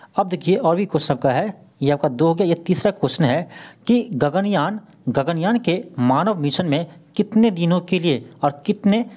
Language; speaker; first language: Hindi; native; Hindi